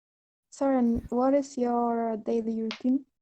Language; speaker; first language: English; non-native, learner; Polish